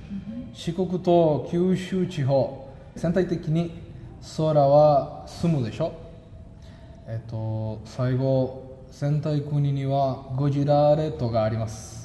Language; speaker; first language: Japanese; non-native, learner; Spanish